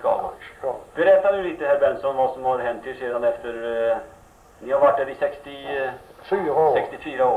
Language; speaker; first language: Swedish; native; Swedish